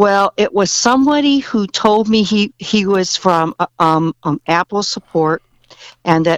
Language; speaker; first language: English; native; English